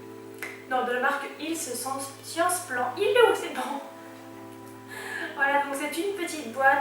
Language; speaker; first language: French; native; French